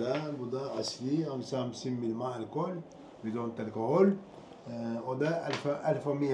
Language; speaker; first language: Arabic; non-native, learner; Turkish